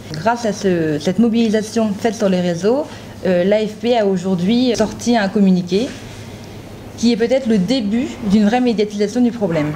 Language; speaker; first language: French; native; French